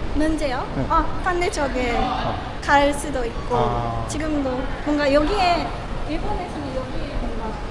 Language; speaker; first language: Korean; non-native, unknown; Japanese